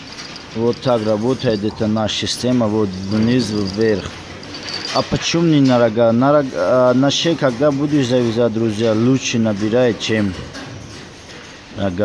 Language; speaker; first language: Russian; non-native, fluent; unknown